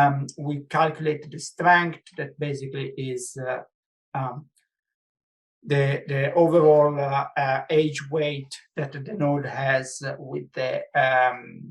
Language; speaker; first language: English; non-native, fluent; Italian